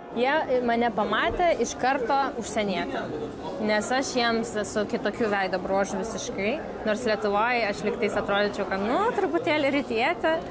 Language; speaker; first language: Lithuanian; native; Lithuanian